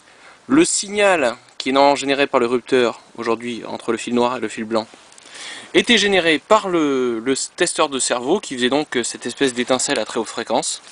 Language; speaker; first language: French; native; French